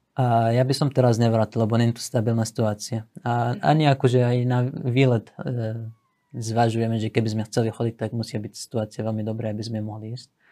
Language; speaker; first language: Slovak; non-native, fluent; Assyrian Neo-Aramaic